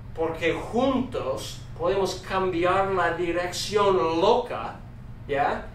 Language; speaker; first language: Spanish; non-native, fluent; English